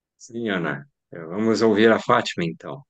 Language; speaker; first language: Portuguese; native; Portuguese